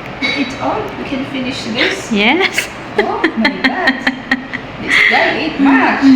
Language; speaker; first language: English; non-native, learner; Cebuano